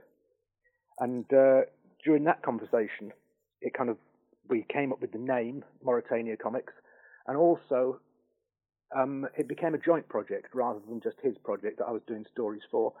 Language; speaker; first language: English; native; English